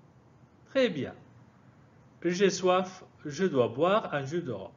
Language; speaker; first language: French; non-native, fluent; Arabic